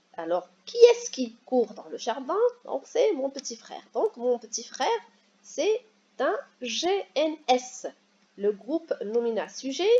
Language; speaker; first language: French; non-native, local second language; Arabic